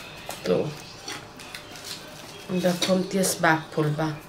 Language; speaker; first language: German; non-native, learner; Turkish